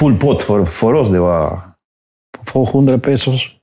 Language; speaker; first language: Swedish; non-native, fluent; Spanish